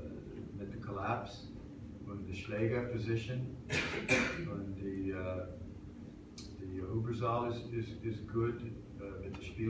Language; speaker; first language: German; non-native, learner; English